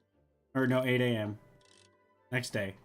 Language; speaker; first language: English; native; English